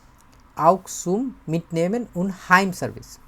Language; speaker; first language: German; non-native, fluent; Bangla